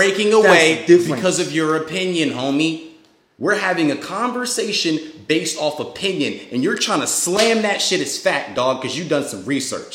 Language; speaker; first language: English; native; English